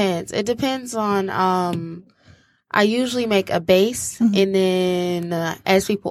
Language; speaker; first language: English; native; English